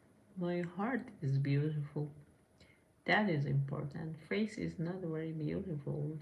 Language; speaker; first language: English; non-native, learner; Persian